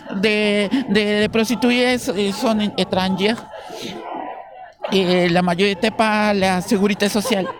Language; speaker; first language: French; non-native, learner; Spanish